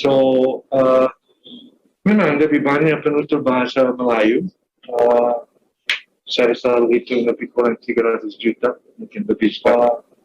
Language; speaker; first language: Indonesian; non-native, fluent; English